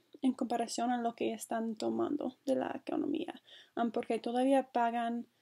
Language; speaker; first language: Spanish; non-native, fluent; English